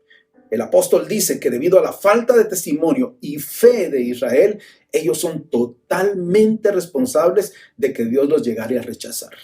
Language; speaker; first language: Spanish; native; Spanish